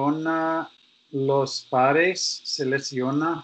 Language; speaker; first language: Spanish; non-native, learner; English